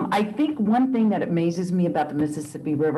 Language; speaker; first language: English; native; English